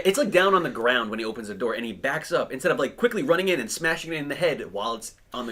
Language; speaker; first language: English; native; English